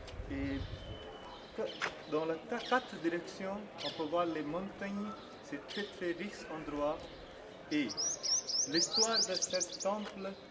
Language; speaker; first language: French; non-native, learner; Hindi